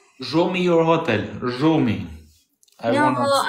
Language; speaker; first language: English; non-native, learner; Albanian